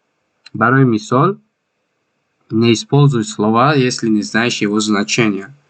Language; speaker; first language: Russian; non-native, fluent; Tajik